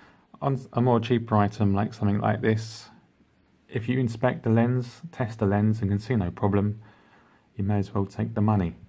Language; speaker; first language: English; native; English